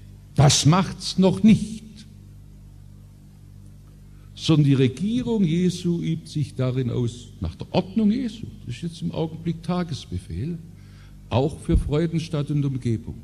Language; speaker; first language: German; native; German